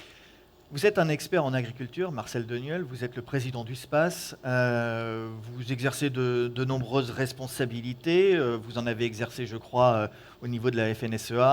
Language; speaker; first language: French; native; French